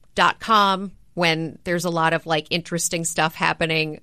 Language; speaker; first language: English; native; English